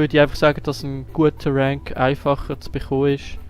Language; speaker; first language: German; native; German